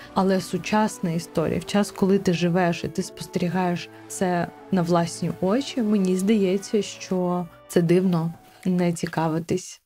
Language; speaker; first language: Ukrainian; non-native, local second language; Crimean Tatar